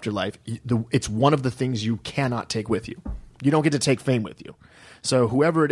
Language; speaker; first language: English; native; English